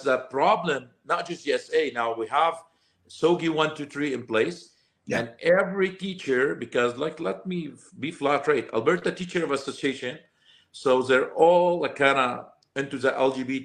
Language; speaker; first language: English; non-native, fluent; Arabic